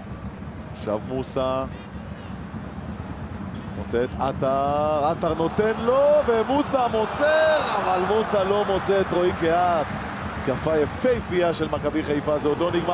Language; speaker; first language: Hebrew; native; Hebrew